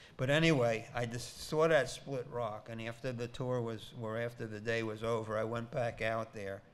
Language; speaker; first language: English; native; English